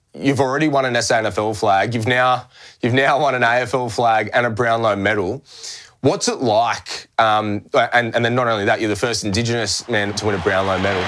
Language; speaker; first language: English; native; English